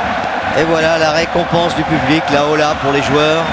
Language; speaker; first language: French; native; French